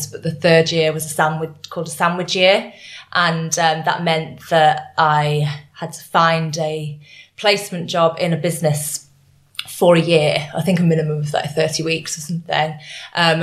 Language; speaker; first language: English; native; English